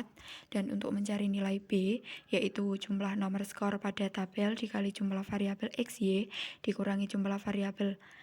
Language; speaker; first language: Indonesian; native; Indonesian